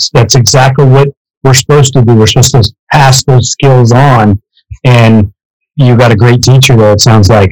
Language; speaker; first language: English; native; English